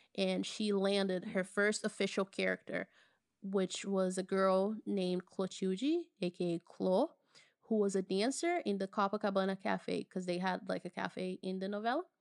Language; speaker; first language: English; non-native, fluent; Portuguese